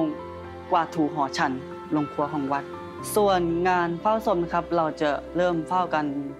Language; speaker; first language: Thai; non-native, local second language; Karen languages